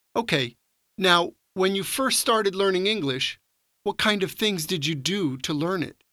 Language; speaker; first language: English; non-native, fluent; Japanese